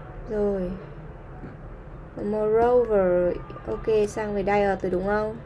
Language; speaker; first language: Vietnamese; native; Vietnamese